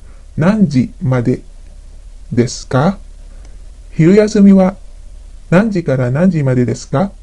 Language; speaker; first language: Japanese; non-native, fluent; Filipino